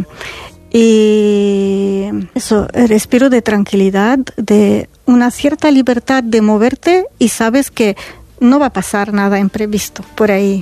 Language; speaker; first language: Spanish; non-native, fluent; Arabic